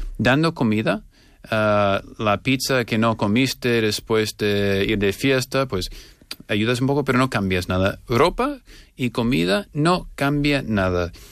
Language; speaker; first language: Spanish; non-native, fluent; English